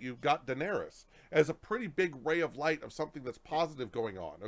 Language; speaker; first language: English; native; English